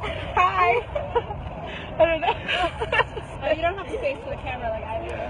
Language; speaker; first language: English; native; English